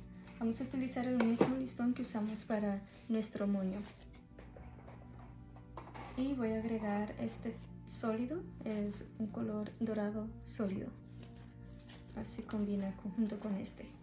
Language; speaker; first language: Spanish; early bilingual, heritage; Spanish